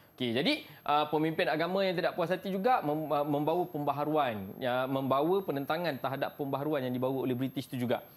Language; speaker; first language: Malay; native; Malay